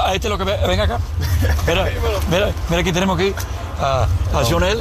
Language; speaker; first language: Spanish; native; Spanish